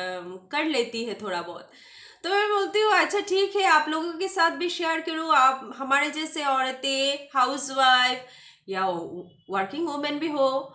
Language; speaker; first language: Hindi; non-native, local second language; Bangla